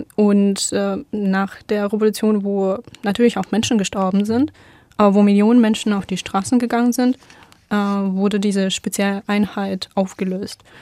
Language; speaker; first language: German; non-native, fluent; Ukrainian